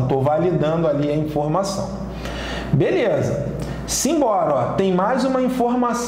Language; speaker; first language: Portuguese; native; Portuguese